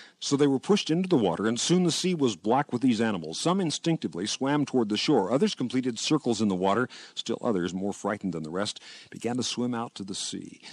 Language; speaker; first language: English; native; English